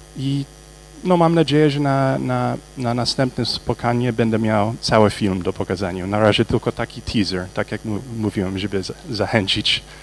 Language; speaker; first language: Polish; early bilingual, heritage; English